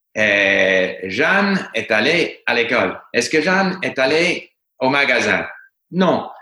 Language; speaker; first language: French; non-native, fluent; English